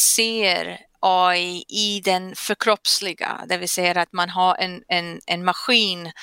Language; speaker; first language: Swedish; non-native, fluent; English